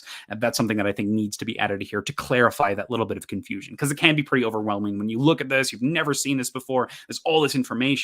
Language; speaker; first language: English; native; English